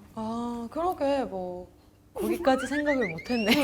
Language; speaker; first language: Korean; non-native, fluent; Finnish